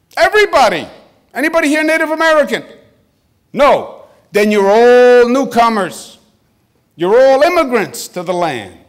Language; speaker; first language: English; native; English